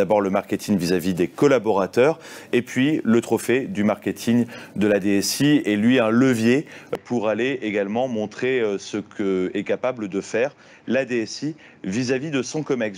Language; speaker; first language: French; native; French